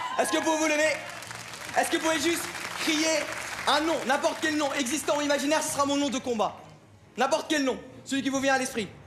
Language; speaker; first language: French; non-native, fluent; Arabic